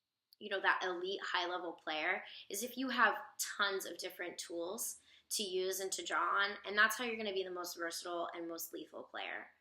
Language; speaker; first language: English; native; English